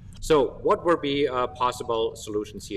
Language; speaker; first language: English; non-native, fluent; German